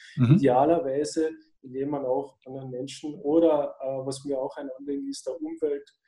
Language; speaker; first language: German; native; German